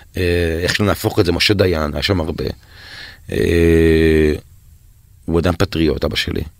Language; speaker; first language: Hebrew; native; Hebrew